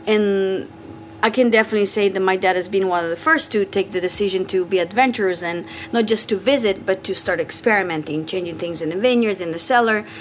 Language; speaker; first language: English; non-native, fluent; Italian